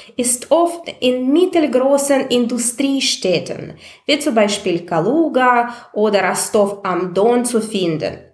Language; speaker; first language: German; non-native, fluent; Russian